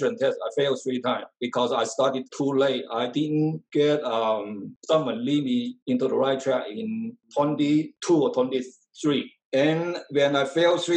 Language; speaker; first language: English; non-native, fluent; Chinese